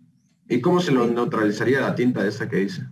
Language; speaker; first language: Spanish; native; Spanish